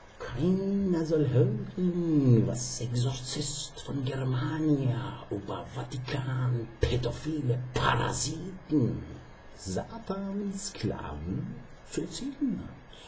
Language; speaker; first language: German; non-native, fluent; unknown